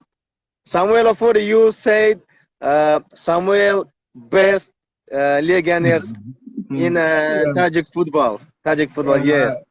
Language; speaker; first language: English; non-native, learner; Tajik